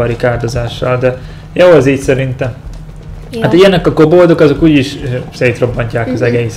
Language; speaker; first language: Hungarian; native; Hungarian